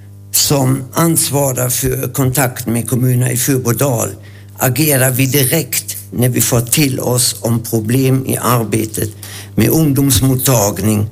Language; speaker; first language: Swedish; non-native, fluent; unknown